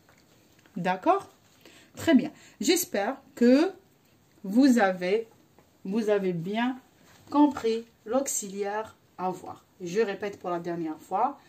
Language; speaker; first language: French; non-native, local second language; Arabic